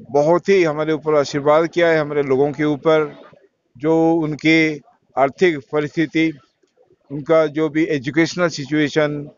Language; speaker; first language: Hindi; non-native, local second language; Odia